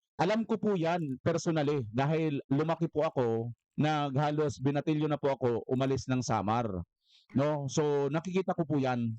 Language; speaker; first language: Filipino; non-native, local second language; Waray